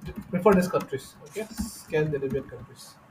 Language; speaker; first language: English; non-native, fluent; Bangla